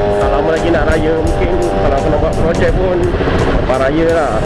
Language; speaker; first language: Malay; native; Malay